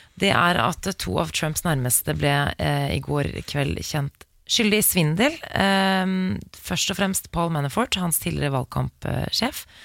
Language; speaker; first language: Norwegian; native; Norwegian